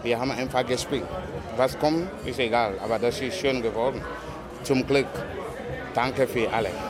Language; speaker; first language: German; non-native, learner; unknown